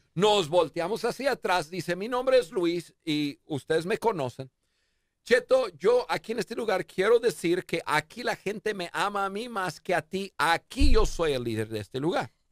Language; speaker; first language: Spanish; non-native, fluent; English